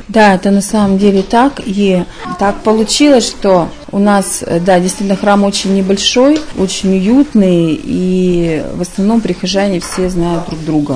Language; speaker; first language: Russian; native; Russian